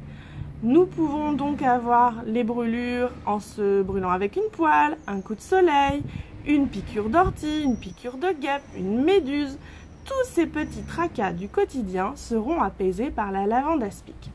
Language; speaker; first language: French; native; French